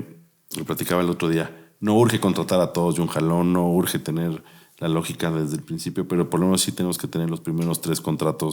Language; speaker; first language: Spanish; native; Spanish